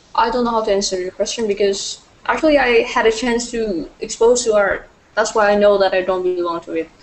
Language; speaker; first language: English; non-native, fluent; Vietnamese